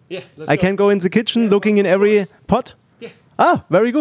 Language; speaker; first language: English; non-native, learner; German